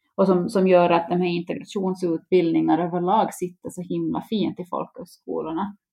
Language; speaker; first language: Swedish; native; Swedish